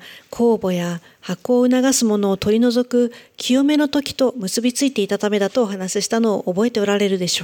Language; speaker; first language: Japanese; native; Japanese